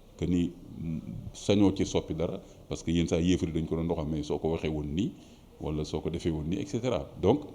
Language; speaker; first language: Wolof; native; Wolof